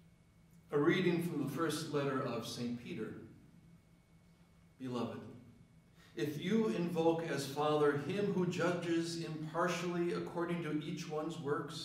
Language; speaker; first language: English; native; English